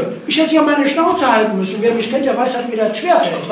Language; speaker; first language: German; native; German